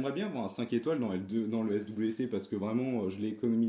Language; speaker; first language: French; native; French